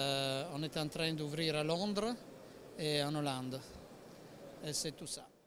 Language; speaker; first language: French; non-native, fluent; Italian